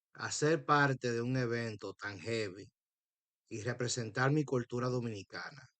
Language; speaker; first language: Spanish; early bilingual, heritage; Spanish